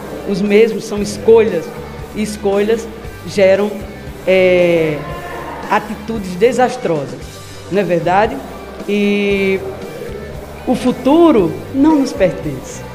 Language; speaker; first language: Portuguese; native; Portuguese